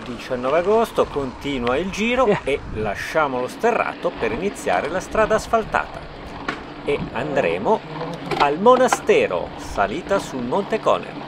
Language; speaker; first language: Italian; native; Italian